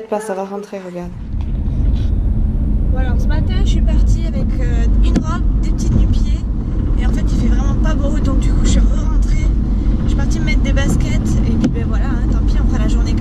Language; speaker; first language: French; native; French